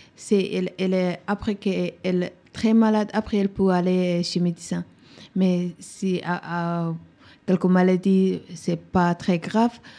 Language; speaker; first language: French; non-native, learner; Persian